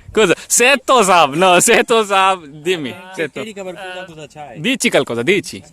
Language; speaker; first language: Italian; non-native, learner; Sindhi